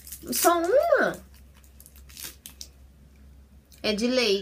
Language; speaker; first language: Portuguese; native; Portuguese